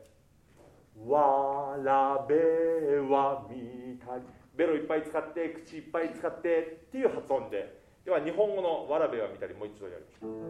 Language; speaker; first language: Japanese; native; Japanese